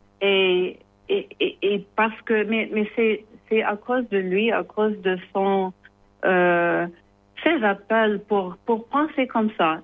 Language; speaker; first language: French; non-native, learner; English